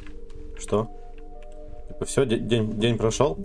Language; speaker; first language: Russian; native; Russian